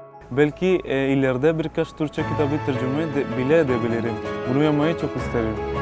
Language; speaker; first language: Turkish; non-native, fluent; Spanish